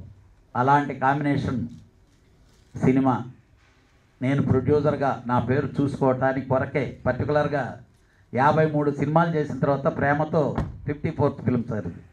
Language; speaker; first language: Telugu; native; Telugu